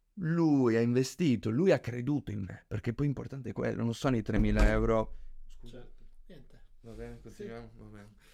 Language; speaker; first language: Italian; early bilingual, other home language; Spanish